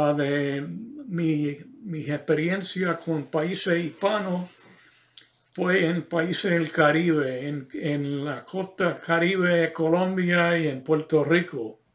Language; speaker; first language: Spanish; non-native, fluent; English